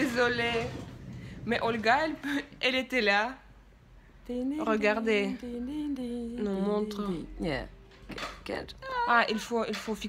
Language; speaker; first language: French; non-native, fluent; Russian